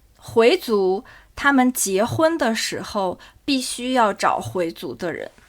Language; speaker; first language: Chinese; native; Chinese